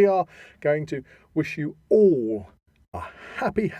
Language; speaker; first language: English; native; English